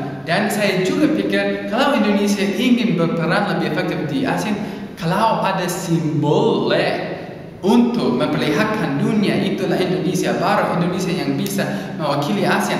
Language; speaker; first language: Indonesian; non-native, learner; English